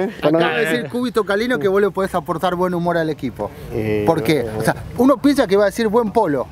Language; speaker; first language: Spanish; native; Spanish